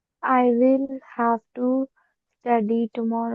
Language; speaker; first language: English; non-native, local second language; Punjabi